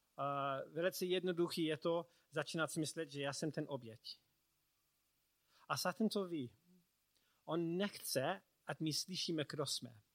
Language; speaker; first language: Czech; non-native, learner; English